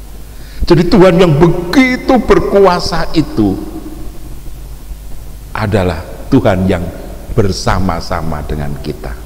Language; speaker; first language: Indonesian; native; Indonesian